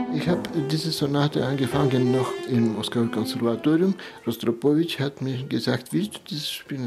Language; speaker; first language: German; non-native, fluent; Russian